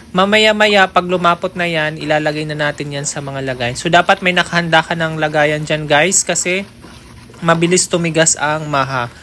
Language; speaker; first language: Filipino; non-native, local second language; Waray